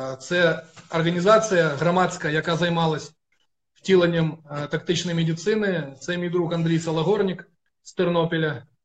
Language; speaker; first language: Ukrainian; non-native, local second language; Russian